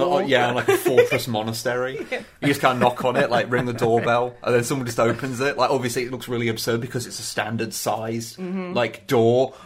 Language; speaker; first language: English; native; English